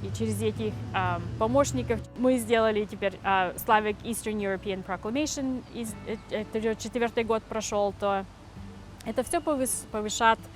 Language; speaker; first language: Russian; early bilingual, heritage; Russian